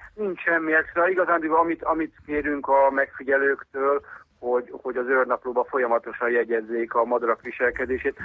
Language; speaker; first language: Hungarian; native; Hungarian